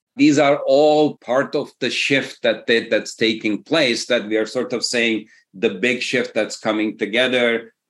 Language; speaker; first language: English; non-native, fluent; Turkish